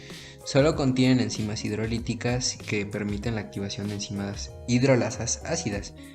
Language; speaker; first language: Spanish; native; Spanish